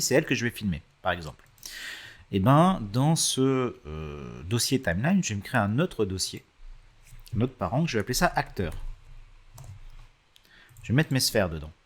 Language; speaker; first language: French; native; French